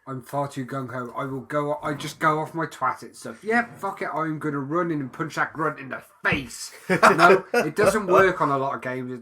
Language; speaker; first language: English; native; English